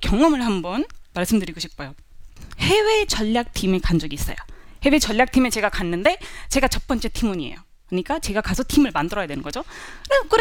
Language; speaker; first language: Korean; non-native, fluent; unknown